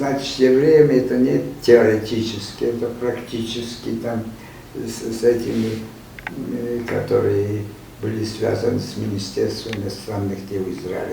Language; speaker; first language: Russian; non-native, fluent; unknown